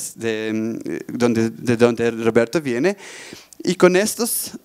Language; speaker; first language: Spanish; non-native, fluent; Bosnian